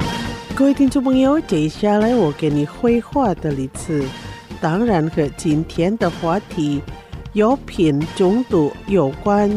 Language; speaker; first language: Chinese; non-native, learner; Indonesian